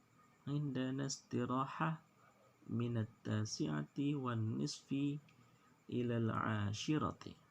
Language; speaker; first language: Arabic; non-native, fluent; Indonesian